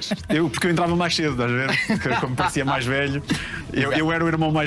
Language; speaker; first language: Portuguese; native; Portuguese